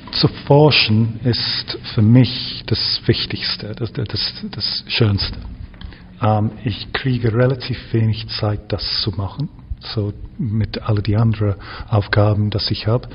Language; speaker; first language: German; non-native, fluent; English